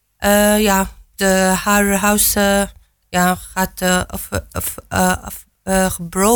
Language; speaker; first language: Dutch; non-native, learner; Arabic